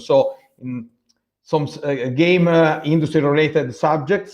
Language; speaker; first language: English; non-native, fluent; Italian